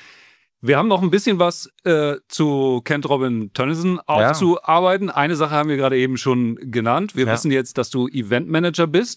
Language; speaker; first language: German; native; German